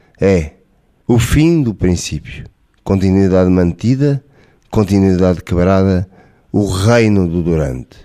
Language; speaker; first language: Portuguese; native; Portuguese